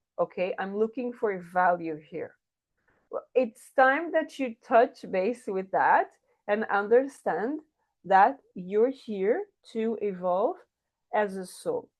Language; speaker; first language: English; non-native, fluent; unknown